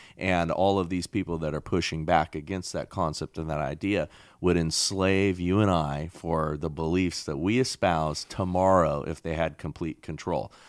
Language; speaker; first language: English; native; English